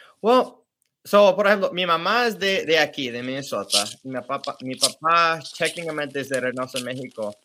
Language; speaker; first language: Spanish; early bilingual, heritage; English